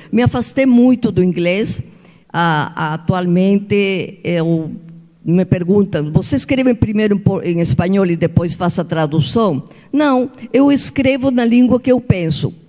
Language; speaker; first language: Portuguese; non-native, fluent; Spanish